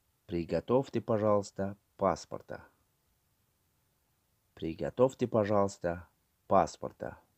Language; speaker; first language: Russian; non-native, learner; Tajik